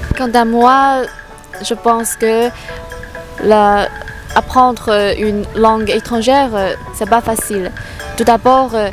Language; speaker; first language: French; non-native, fluent; Chinese